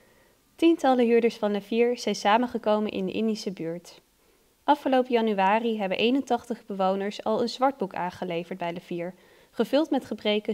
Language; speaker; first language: Dutch; native; Dutch